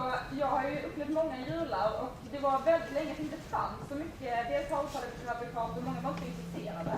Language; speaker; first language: Swedish; native; Swedish